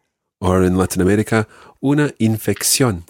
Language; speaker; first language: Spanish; non-native, fluent; English